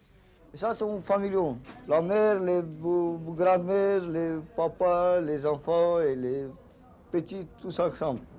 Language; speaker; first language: French; non-native, learner; Romanian